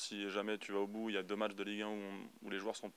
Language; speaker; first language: French; native; French